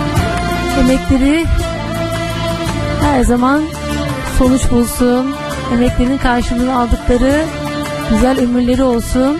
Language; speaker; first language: Turkish; native; Turkish